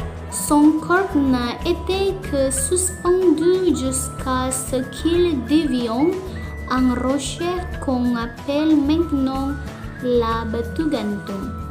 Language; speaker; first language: French; non-native, learner; Indonesian